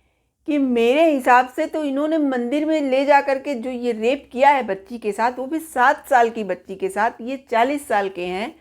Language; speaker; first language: Hindi; native; Hindi